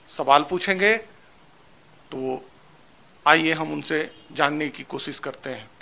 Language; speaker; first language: Hindi; native; Hindi